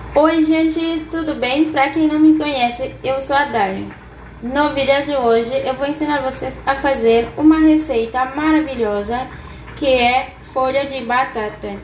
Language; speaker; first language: Portuguese; non-native, fluent; Haitian Creole